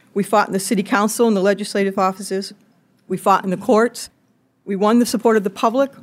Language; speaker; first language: English; native; English